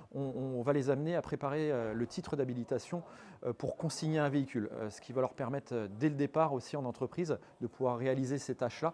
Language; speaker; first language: French; native; French